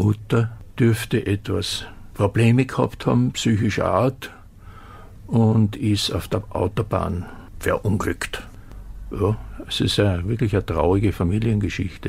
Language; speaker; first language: German; native; German